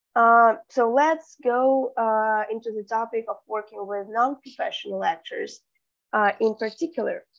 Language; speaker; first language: English; non-native, fluent; Russian